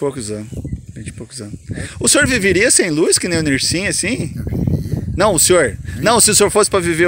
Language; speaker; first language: Portuguese; native; Portuguese